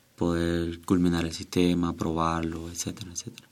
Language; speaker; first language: Spanish; native; Spanish